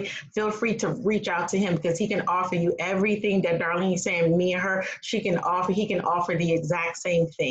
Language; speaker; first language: English; native; English